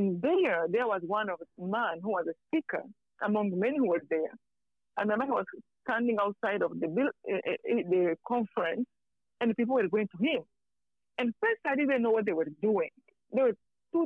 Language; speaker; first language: English; non-native, local second language; Kinyarwanda